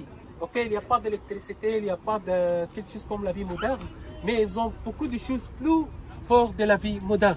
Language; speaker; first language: French; non-native, learner; Arabic